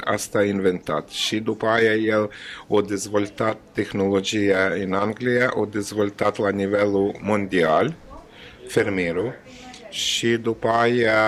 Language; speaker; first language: Romanian; non-native, learner; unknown